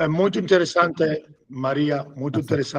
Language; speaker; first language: Portuguese; non-native, learner; Spanish